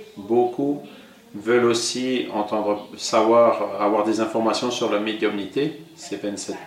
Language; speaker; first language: French; non-native, fluent; Portuguese